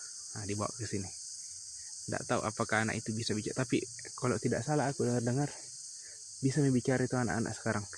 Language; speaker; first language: Indonesian; native; Indonesian